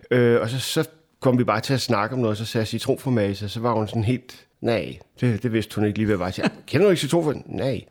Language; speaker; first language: Danish; native; Danish